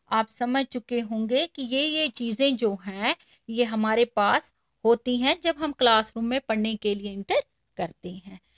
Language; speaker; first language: Hindi; native; Hindi